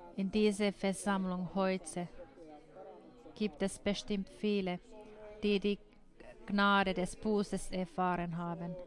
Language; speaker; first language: German; non-native, fluent; Finnish